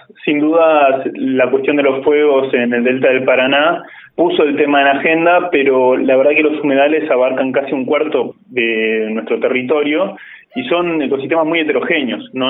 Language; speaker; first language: Spanish; native; Spanish